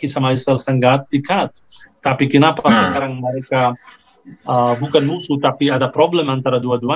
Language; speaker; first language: Indonesian; non-native, fluent; Arabic